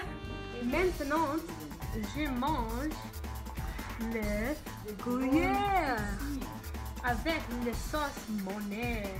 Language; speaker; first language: French; non-native, learner; English